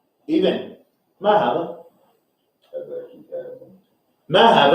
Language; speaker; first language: Arabic; non-native, fluent; English